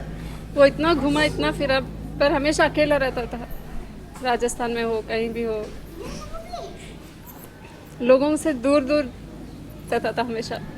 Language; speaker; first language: Hindi; non-native, local second language; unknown